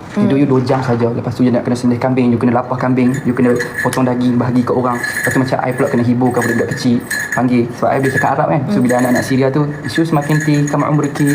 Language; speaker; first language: Malay; native; Malay